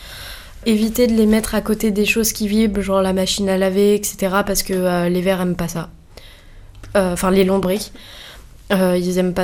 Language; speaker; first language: French; native; French